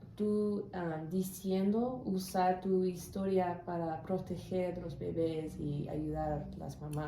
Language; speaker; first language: Spanish; non-native, learner; English